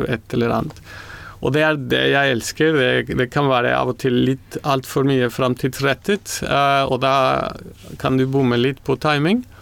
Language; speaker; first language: Norwegian; non-native, fluent; Spanish